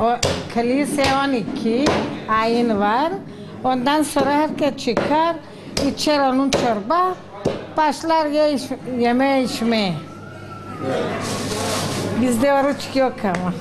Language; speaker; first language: Turkish; non-native, local second language; Arabic